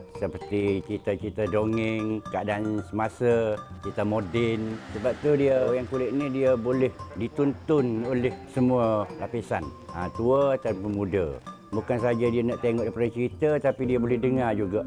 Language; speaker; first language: Malay; early bilingual, other home language; Min Nan Chinese